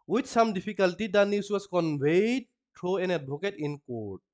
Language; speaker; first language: English; non-native, local second language; Assamese